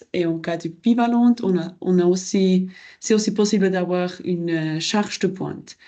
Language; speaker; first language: French; non-native, local second language; German